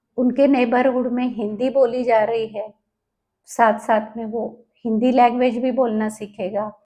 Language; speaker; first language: Hindi; non-native, local second language; Marathi